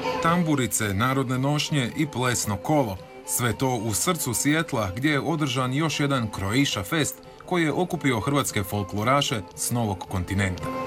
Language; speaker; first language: Serbian; native; Serbian